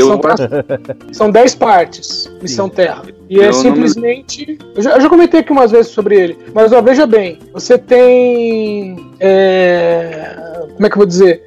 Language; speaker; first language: Portuguese; native; Portuguese